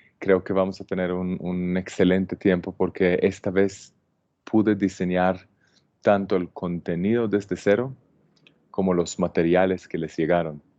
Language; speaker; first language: Spanish; non-native, fluent; Hebrew